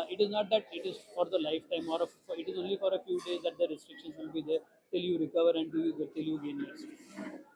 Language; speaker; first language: English; non-native, local second language; Marathi